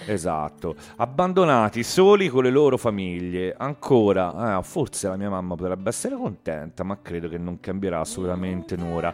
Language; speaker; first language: Italian; native; Italian